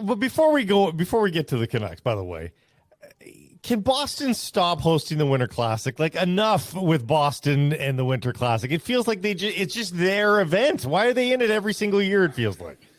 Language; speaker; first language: English; native; English